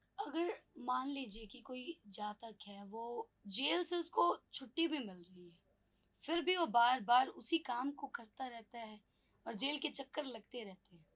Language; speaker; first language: Hindi; native; Hindi